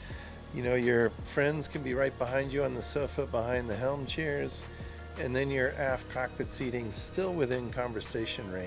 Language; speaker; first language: English; native; English